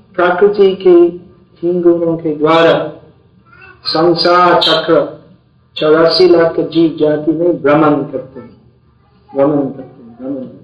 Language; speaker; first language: Hindi; non-native, fluent; English